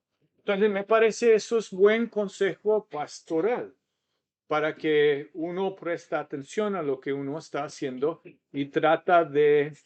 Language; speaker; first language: Spanish; non-native, fluent; English